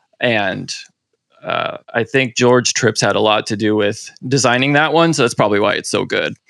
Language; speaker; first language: English; native; English